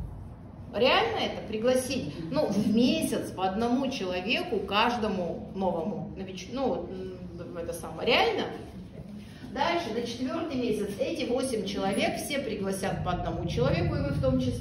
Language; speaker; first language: Russian; native; Russian